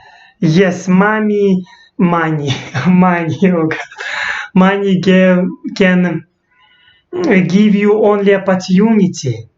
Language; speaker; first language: English; non-native, learner; Russian